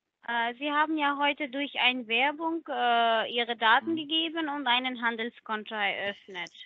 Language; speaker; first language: German; non-native, learner; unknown